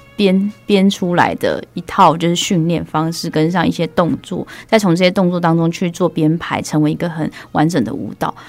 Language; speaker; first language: Chinese; early bilingual, other home language; Burmese